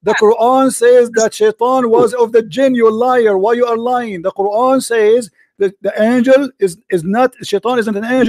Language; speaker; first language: English; non-native, fluent; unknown